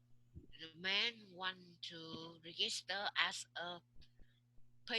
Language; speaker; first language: English; non-native, learner; Vietnamese